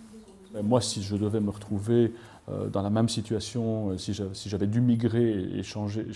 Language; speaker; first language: French; native; French